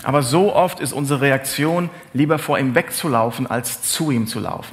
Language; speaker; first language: German; native; German